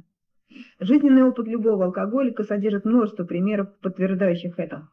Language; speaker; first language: Russian; native; Russian